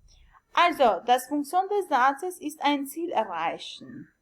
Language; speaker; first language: German; non-native, learner; Albanian